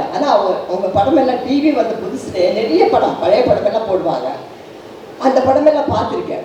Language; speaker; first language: Tamil; non-native, local second language; Telugu